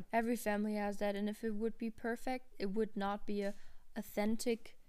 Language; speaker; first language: English; non-native, fluent; German